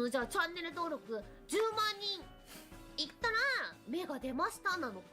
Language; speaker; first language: Japanese; native; Japanese